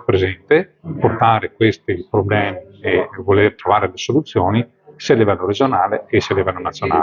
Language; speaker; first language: Italian; native; Italian